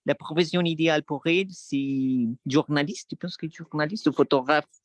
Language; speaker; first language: French; non-native, learner; Spanish